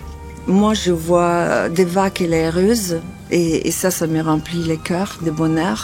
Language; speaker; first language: French; non-native, fluent; Italian